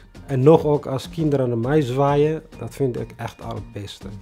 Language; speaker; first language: Dutch; non-native, fluent; Tigrinya